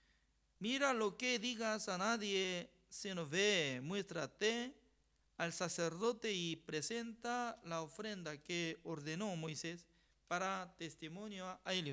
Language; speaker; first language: Spanish; non-native, fluent; Korean